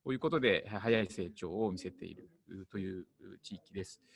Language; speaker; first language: Japanese; native; Japanese